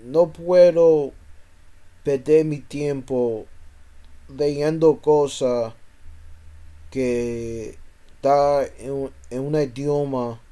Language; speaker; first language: Spanish; non-native, learner; English